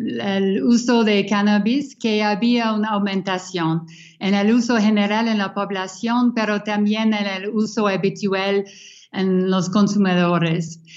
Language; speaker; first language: Spanish; non-native, fluent; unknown